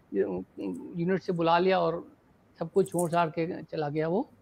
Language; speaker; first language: Hindi; native; Hindi